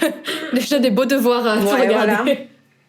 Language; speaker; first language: French; native; French